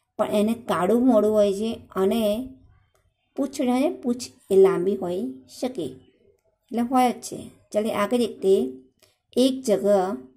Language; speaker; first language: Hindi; non-native, local second language; Gujarati